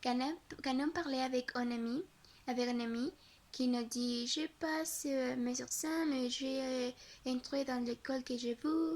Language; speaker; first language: French; non-native, learner; Spanish